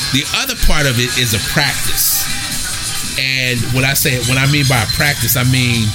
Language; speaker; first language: English; native; English